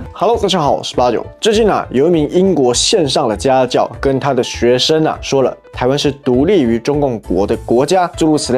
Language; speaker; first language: Chinese; native; Chinese